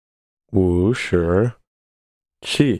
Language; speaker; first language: Chinese; non-native, learner; English